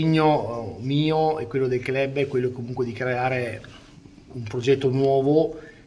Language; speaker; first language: Italian; native; Italian